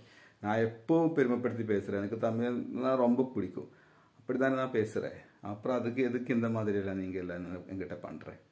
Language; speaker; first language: Tamil; non-native, learner; Malayalam